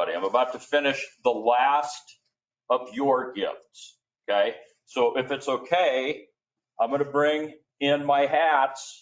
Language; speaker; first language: English; native; English